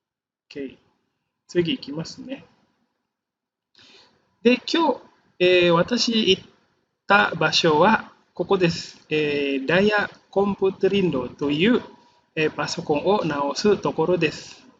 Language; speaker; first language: Japanese; non-native, fluent; Indonesian